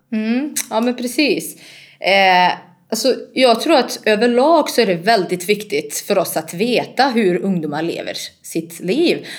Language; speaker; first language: Swedish; non-native, fluent; Bosnian